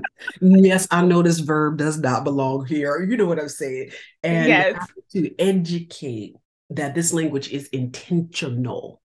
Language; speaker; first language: English; native; English